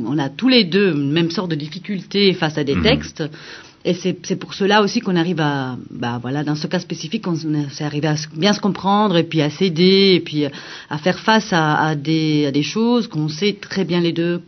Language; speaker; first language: French; non-native, fluent; Italian